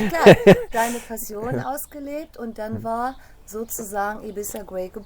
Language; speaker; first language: German; native; German